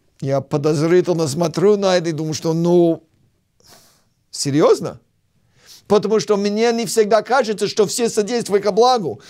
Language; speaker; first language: Russian; non-native, fluent; English